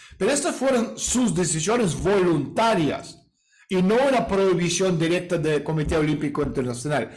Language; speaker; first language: Spanish; non-native, fluent; Russian